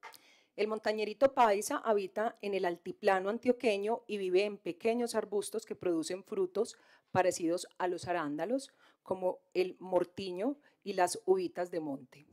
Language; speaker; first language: Spanish; native; Spanish